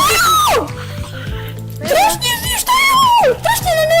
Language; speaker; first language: Bosnian; native; Bosnian